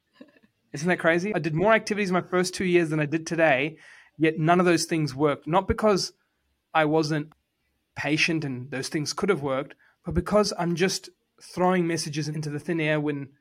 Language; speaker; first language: English; native; English